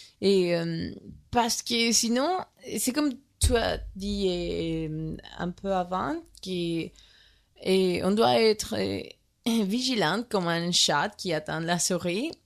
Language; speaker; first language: French; non-native, learner; Spanish